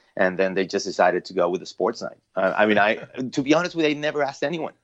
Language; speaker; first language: English; non-native, fluent; Spanish